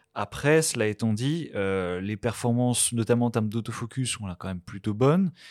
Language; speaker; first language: French; native; French